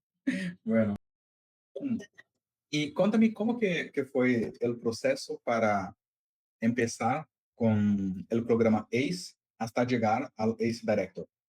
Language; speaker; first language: Spanish; non-native, fluent; Portuguese